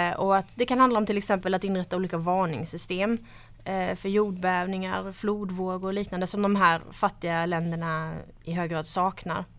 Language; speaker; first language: Swedish; native; Swedish